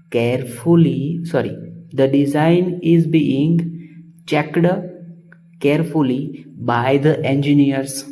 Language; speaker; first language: English; non-native, local second language; Gujarati